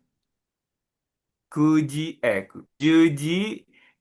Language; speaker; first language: Japanese; non-native, learner; Indonesian